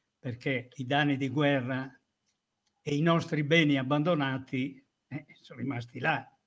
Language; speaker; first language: Italian; native; Italian